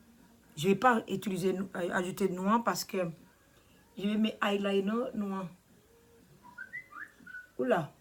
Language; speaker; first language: French; non-native, learner; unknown